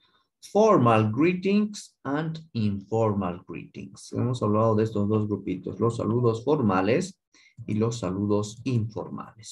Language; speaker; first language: Spanish; native; Spanish